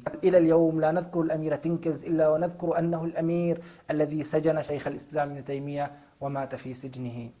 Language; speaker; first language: Arabic; native; Arabic